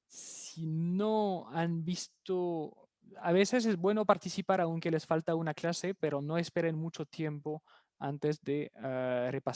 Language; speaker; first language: Spanish; non-native, fluent; French